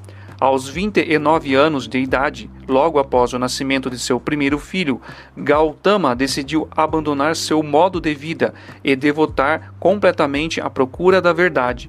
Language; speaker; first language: Portuguese; native; Portuguese